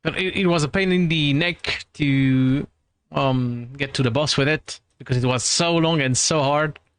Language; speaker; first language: English; non-native, fluent; French